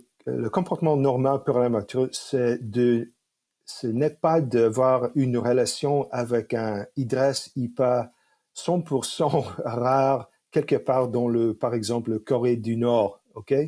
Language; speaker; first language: French; non-native, fluent; English